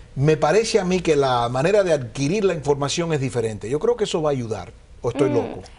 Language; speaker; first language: Spanish; early bilingual, heritage; Spanish